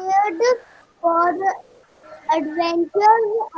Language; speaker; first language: English; non-native, learner; Hindi